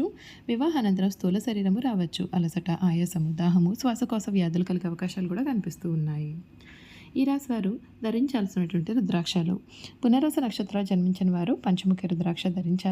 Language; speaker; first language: Telugu; native; Telugu